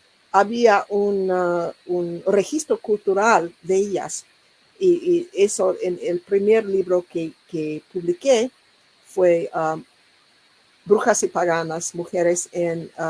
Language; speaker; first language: Spanish; non-native, learner; English